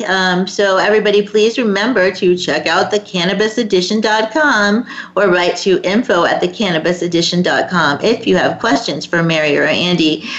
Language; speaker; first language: English; native; English